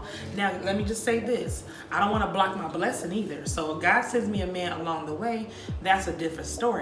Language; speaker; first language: English; native; English